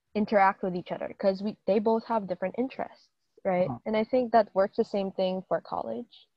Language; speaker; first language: English; native; English